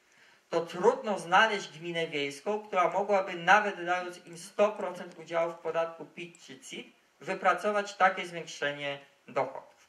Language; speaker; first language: Polish; native; Polish